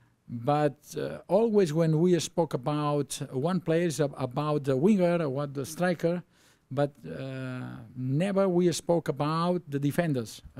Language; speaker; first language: English; non-native, learner; Spanish